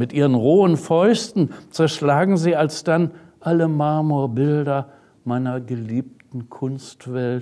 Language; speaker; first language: German; native; German